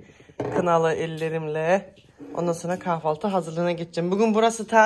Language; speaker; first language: Turkish; native; Turkish